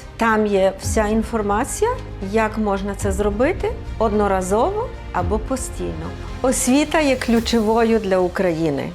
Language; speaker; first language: Ukrainian; early bilingual, heritage; Ukrainian